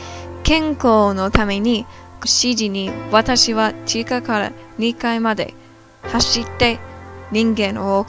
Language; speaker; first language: Japanese; non-native, learner; English